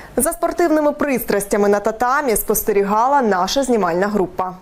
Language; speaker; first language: Ukrainian; native; Ukrainian